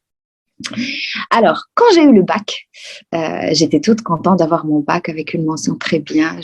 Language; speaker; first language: French; non-native, local second language; Arabic